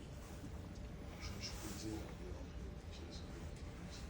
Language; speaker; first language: French; native; French